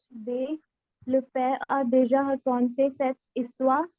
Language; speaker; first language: French; non-native, learner; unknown